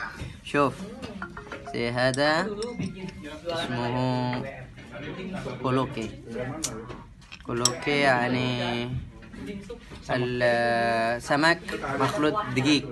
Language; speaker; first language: Arabic; non-native, learner; Indonesian